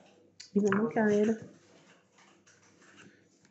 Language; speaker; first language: French; native; French